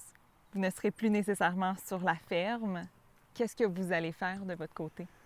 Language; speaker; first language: French; native; French